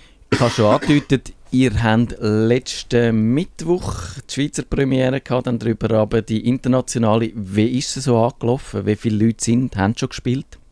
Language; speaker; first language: German; native; German